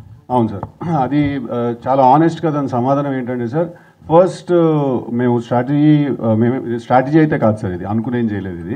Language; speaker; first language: Telugu; native; Telugu